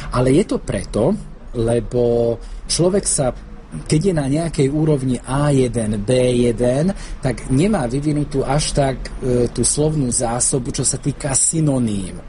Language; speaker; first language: Slovak; native; Slovak